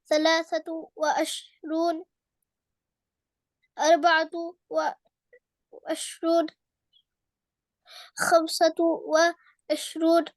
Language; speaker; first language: Arabic; non-native, learner; Urdu